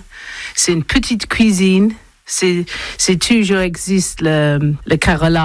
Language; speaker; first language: French; non-native, learner; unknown